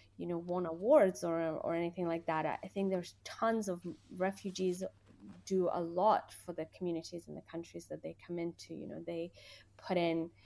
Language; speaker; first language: English; early bilingual, other home language; Persian